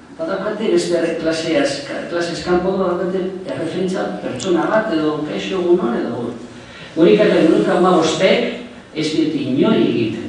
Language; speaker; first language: Basque; non-native, local second language; Spanish